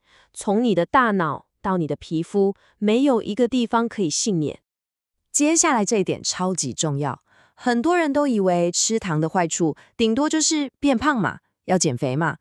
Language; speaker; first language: Chinese; native; Chinese